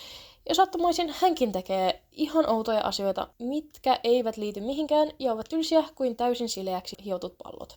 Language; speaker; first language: Finnish; native; Finnish